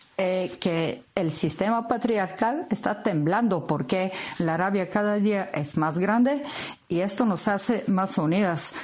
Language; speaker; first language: Spanish; non-native, fluent; Bulgarian